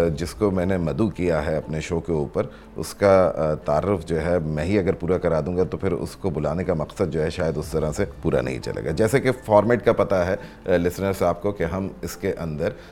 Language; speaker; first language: Urdu; native; Urdu